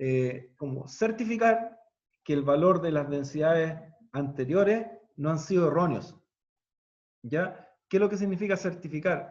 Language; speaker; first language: Spanish; native; Spanish